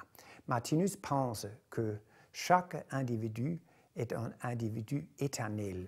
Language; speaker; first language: French; non-native, fluent; Danish